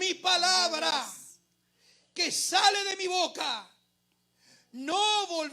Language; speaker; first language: Spanish; native; Spanish